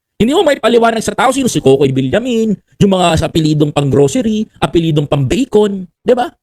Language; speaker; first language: Filipino; native; Filipino